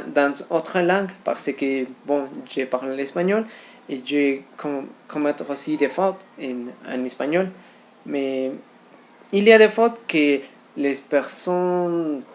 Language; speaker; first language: French; non-native, fluent; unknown